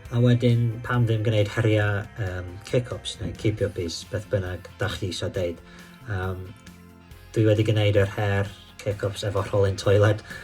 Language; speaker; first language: Welsh; non-native, local second language; English